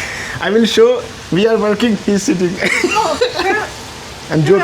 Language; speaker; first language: English; non-native, local second language; Hindi